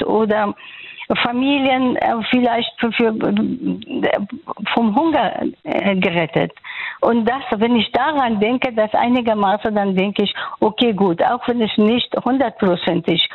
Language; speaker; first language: German; non-native, fluent; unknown